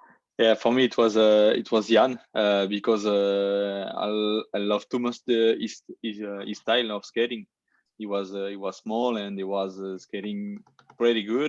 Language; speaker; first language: English; non-native, learner; French